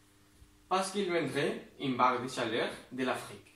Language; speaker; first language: French; non-native, learner; Spanish